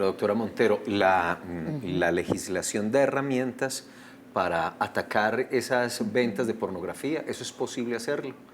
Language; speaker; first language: Spanish; native; Spanish